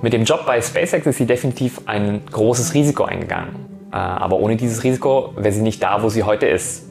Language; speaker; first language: German; native; German